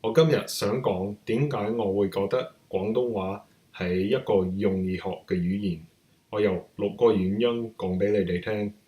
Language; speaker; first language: Cantonese; non-native, learner; English